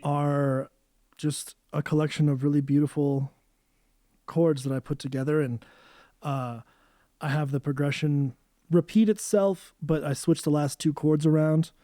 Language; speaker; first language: English; native; English